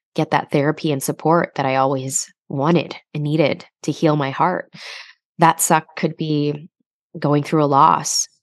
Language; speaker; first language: English; native; English